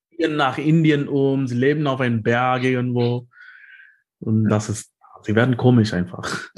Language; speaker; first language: German; non-native, learner; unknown